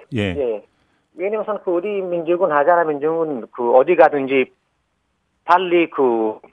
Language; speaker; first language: Korean; non-native, learner; Persian